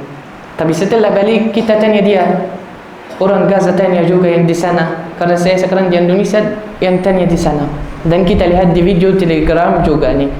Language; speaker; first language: Indonesian; non-native, learner; Arabic